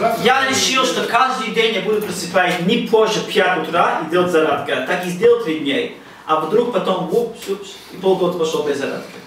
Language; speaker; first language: Russian; non-native, learner; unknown